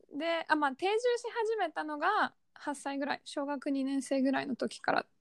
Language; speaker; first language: Japanese; early bilingual, other home language; Russian